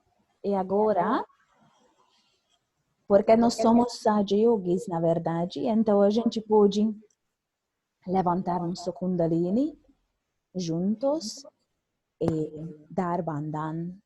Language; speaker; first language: Portuguese; non-native, fluent; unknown